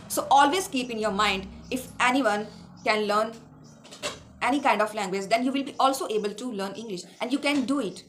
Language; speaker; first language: English; non-native, local second language; Awadhi